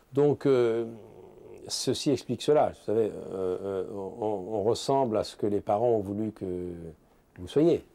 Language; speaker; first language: French; native; French